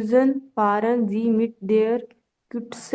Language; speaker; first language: German; non-native, learner; Hindi